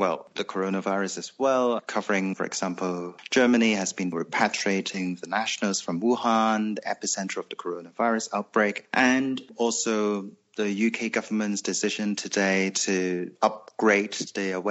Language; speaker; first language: English; non-native, local second language; Cantonese